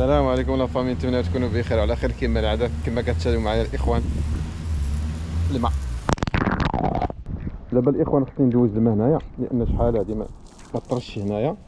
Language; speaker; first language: Arabic; native; Arabic